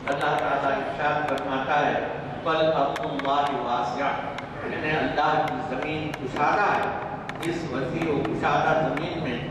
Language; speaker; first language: Urdu; native; Urdu